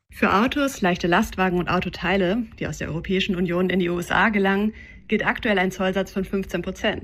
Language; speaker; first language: German; native; German